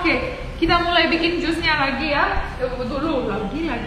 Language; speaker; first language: Indonesian; non-native, fluent; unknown